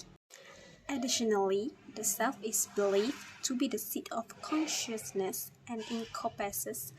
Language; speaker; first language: English; non-native, fluent; Malay